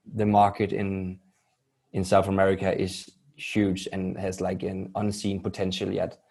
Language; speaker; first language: English; non-native, fluent; Danish